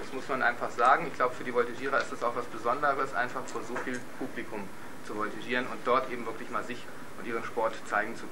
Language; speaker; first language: German; native; German